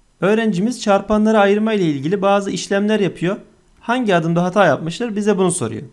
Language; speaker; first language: Turkish; native; Turkish